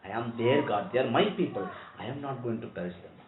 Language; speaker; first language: English; non-native, local second language; Telugu